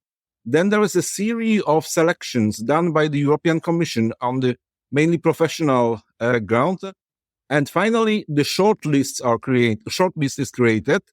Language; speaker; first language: English; non-native, fluent; Polish